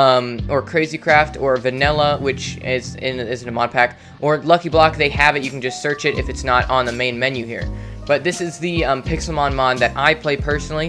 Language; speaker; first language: English; native; English